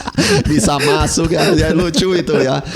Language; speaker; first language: Indonesian; non-native, fluent; Portuguese